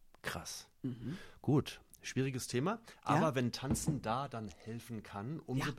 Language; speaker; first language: German; native; German